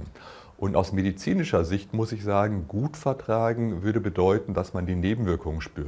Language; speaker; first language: German; native; German